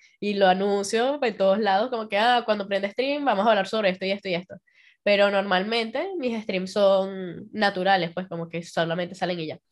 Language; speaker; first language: Spanish; native; Spanish